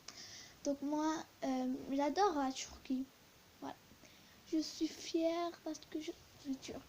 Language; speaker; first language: French; early bilingual, other home language; Turkish